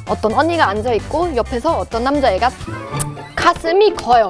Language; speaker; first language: Korean; non-native, fluent; German